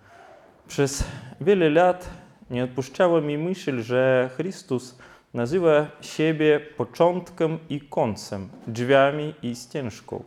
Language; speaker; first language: Polish; non-native, fluent; Ukrainian